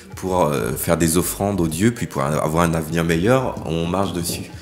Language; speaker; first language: French; native; French